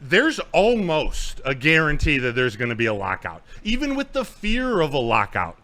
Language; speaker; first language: English; native; English